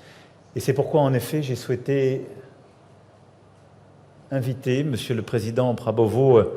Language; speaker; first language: French; native; French